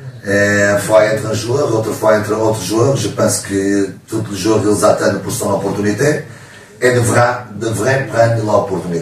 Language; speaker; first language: French; non-native, learner; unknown